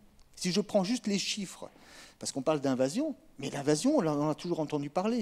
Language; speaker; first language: French; native; French